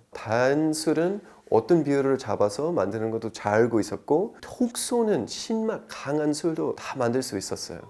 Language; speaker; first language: Korean; non-native, fluent; English